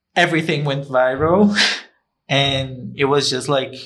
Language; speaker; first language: English; non-native, fluent; Portuguese